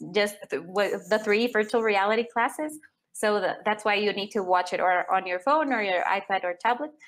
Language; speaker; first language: English; non-native, fluent; Spanish